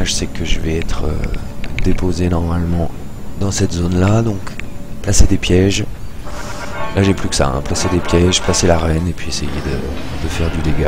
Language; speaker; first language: French; native; French